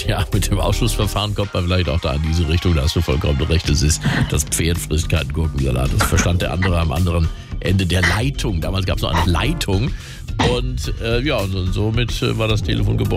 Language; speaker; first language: German; native; German